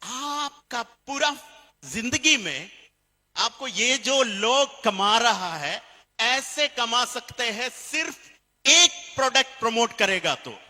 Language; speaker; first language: Hindi; non-native, learner; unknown